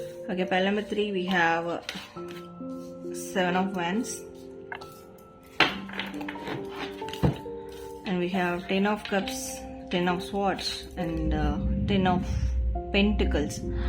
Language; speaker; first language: English; non-native, local second language; Tamil